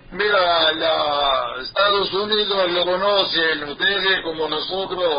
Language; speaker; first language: Spanish; non-native, learner; Arabic